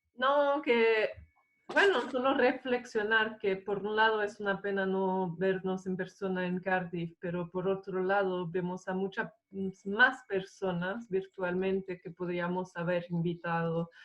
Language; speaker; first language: Spanish; non-native, fluent; English